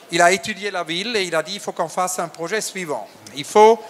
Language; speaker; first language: French; native; French